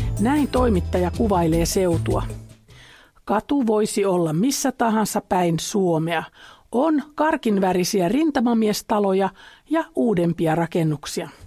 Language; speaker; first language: Finnish; native; Finnish